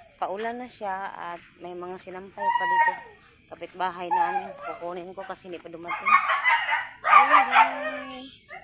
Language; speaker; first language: Filipino; non-native, local second language; Cebuano